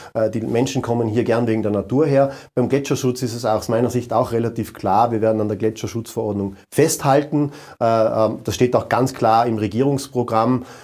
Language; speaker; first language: German; native; German